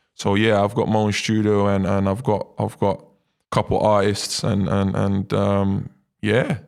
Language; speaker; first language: English; native; English